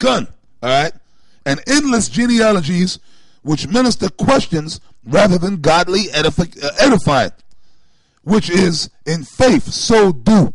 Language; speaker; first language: English; native; English